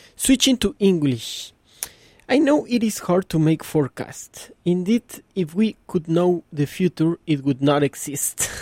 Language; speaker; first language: English; non-native, fluent; Spanish